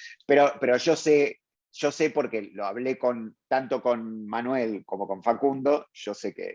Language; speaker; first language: Spanish; native; Spanish